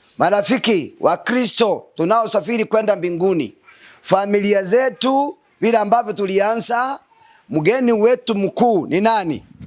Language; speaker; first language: Swahili; non-native, local second language; Gusii